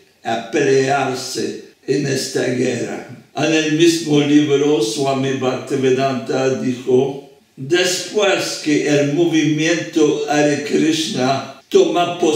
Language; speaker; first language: Spanish; non-native, fluent; French